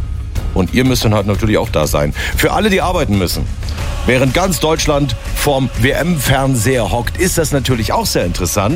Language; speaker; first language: German; native; German